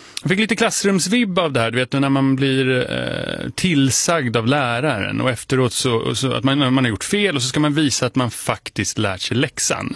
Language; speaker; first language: Swedish; native; Swedish